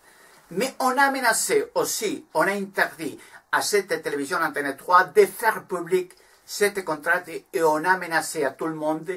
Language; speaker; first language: French; non-native, learner; Spanish